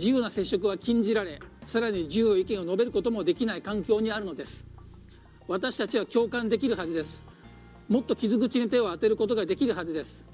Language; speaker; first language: Japanese; native; Japanese